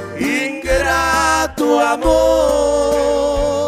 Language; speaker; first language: Spanish; native; Spanish